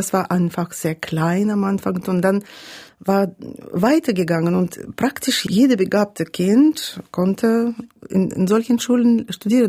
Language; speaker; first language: German; non-native, fluent; Russian